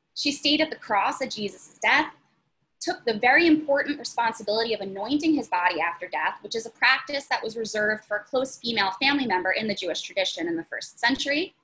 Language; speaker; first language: English; native; English